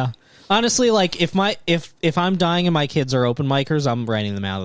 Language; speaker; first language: English; native; English